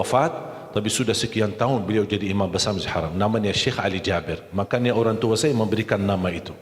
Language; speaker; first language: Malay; non-native, fluent; Arabic